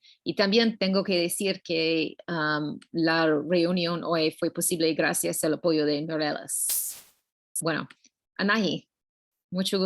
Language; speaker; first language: Spanish; non-native, learner; English